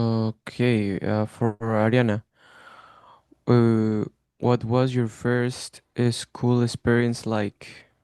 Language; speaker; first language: English; non-native, learner; Spanish